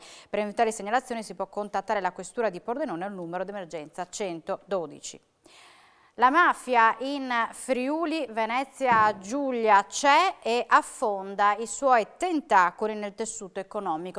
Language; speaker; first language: Italian; native; Italian